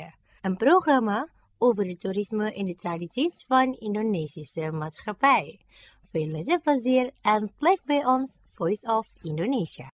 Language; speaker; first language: Dutch; non-native, fluent; Indonesian